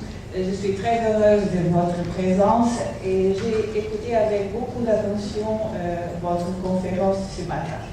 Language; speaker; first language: French; non-native, fluent; Portuguese